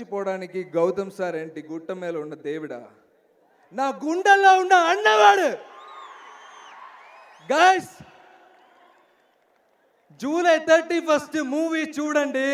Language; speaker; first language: Telugu; non-native, learner; Malayalam